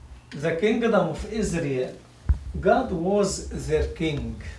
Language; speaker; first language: English; non-native, fluent; Arabic